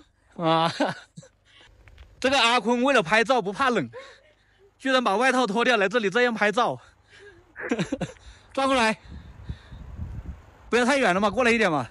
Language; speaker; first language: Chinese; native; Chinese